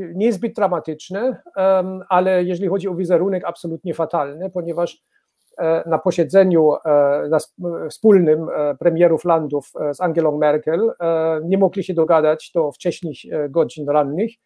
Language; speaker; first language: Polish; non-native, fluent; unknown